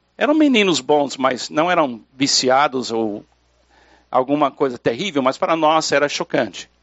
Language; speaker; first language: Portuguese; non-native, fluent; English